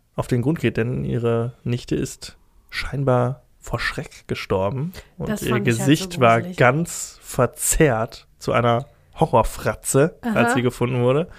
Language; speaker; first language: German; native; German